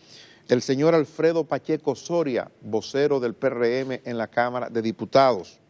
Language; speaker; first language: Spanish; native; Spanish